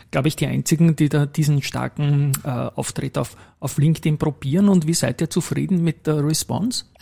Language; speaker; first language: German; native; German